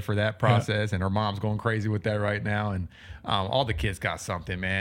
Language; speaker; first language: English; native; English